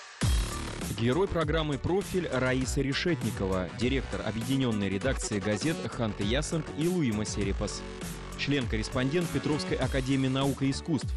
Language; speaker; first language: Russian; native; Russian